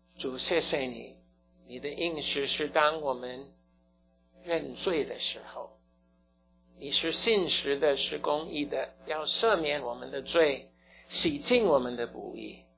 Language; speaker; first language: Chinese; non-native, fluent; English